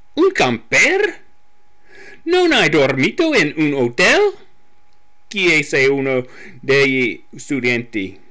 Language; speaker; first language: Italian; non-native, learner; English